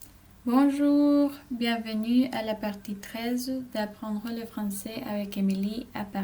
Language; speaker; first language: French; non-native, fluent; Spanish